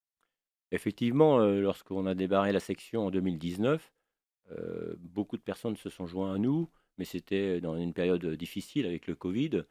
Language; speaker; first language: French; native; French